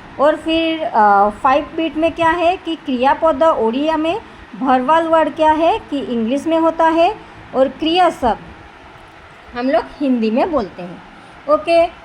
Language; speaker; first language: Hindi; non-native, local second language; Odia